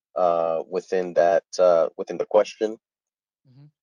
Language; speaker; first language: English; early bilingual, other home language; Spanish